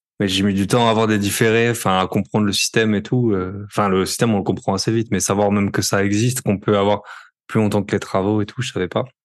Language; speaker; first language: French; native; French